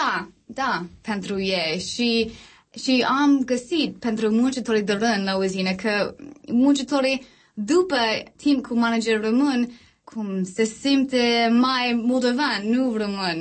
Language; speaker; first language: Romanian; non-native, learner; English